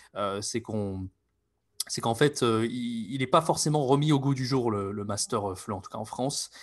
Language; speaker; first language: French; native; French